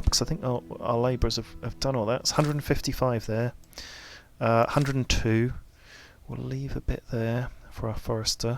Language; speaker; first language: English; native; English